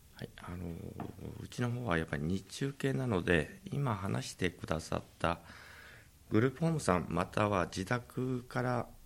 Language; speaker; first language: Japanese; native; Japanese